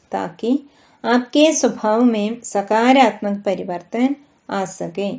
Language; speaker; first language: Hindi; non-native, local second language; Malayalam